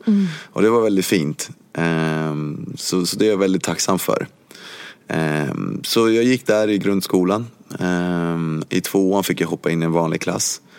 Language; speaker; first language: Swedish; early bilingual, other home language; Spanish